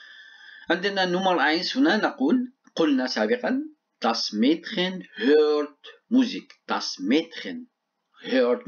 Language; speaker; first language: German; non-native, fluent; Arabic